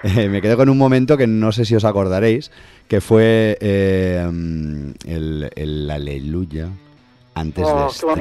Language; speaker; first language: Spanish; native; Spanish